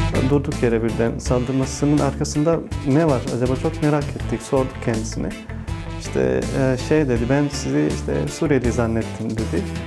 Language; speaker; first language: Turkish; non-native, fluent; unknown